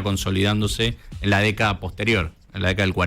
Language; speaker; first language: Spanish; native; Spanish